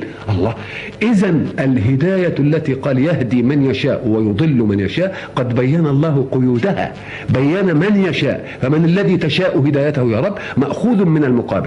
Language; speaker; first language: Arabic; native; Arabic